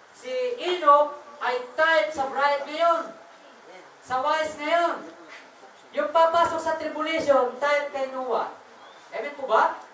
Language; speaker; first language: Filipino; non-native, local second language; Waray